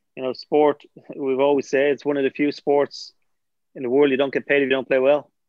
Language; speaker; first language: English; native; English